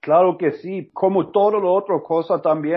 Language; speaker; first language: Spanish; non-native, learner; Norwegian